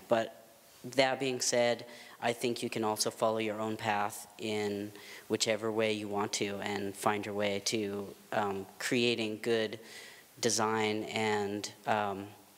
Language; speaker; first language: English; native; English